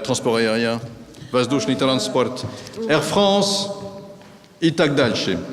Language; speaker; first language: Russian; non-native, fluent; French